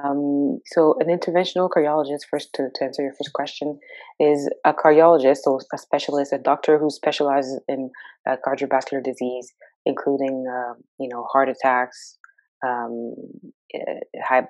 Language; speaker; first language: English; native; English